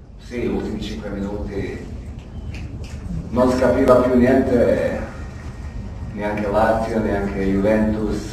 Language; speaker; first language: Italian; non-native, fluent; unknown